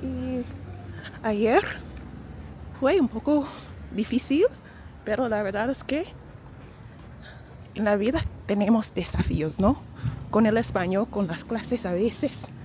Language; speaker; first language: Spanish; non-native, learner; English